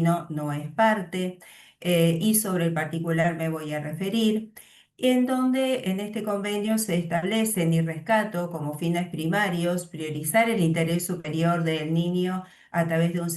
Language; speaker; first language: Spanish; native; Spanish